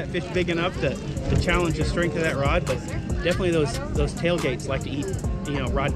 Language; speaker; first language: English; native; English